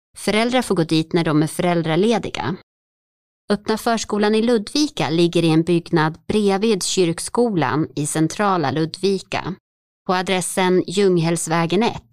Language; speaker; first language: Swedish; native; Swedish